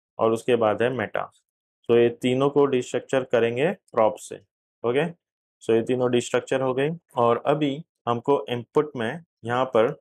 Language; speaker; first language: Hindi; native; Hindi